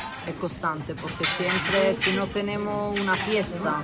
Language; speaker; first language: Spanish; non-native, fluent; Italian